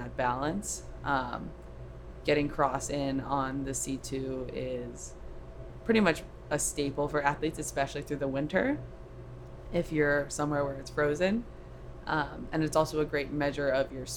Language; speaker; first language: English; native; English